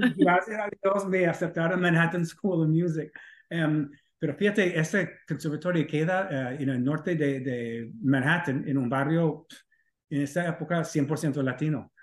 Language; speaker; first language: Spanish; non-native, fluent; English